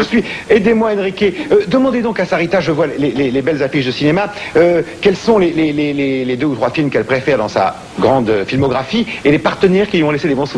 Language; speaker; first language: French; native; French